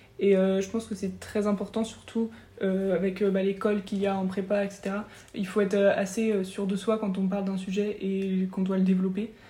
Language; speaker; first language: French; native; French